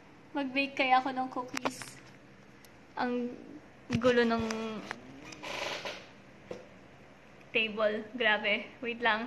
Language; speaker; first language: Filipino; native; Filipino